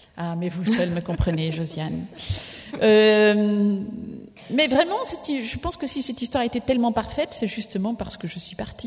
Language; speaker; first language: French; native; French